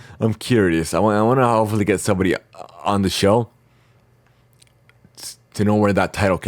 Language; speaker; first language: English; early bilingual, heritage; Arabic